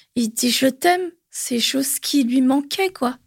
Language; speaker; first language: French; native; French